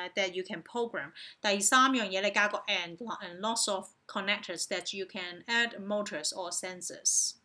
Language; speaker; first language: English; non-native, local second language; Cantonese